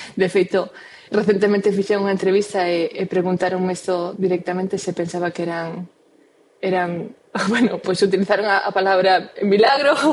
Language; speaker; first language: Galician; non-native, local second language; Spanish